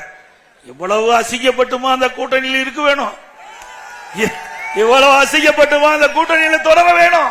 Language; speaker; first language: Tamil; native; Tamil